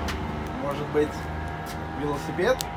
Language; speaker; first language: Russian; native; Russian